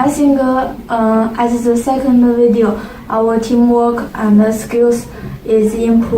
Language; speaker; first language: English; non-native, learner; Chinese